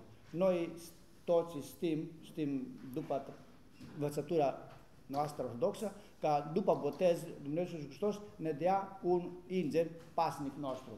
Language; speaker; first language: Romanian; non-native, learner; Greek